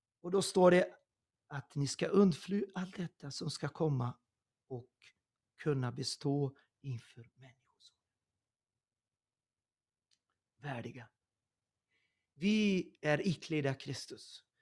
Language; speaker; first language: Swedish; non-native, fluent; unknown